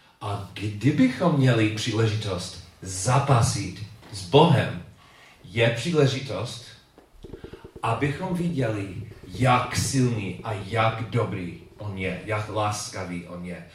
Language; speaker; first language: Czech; non-native, learner; English